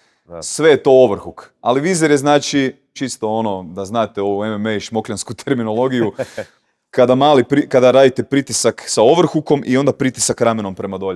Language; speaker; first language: Croatian; native; Croatian